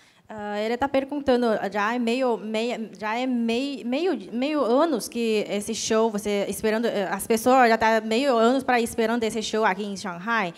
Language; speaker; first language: Portuguese; non-native, learner; Chinese